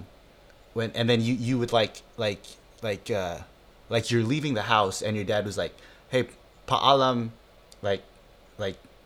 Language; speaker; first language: English; early bilingual, other home language; Filipino